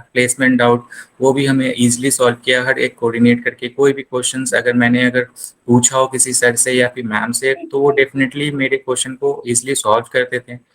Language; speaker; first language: Hindi; native; Hindi